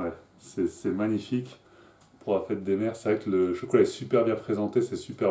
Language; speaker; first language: French; native; French